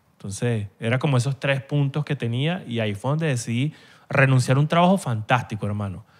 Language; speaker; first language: Spanish; native; Spanish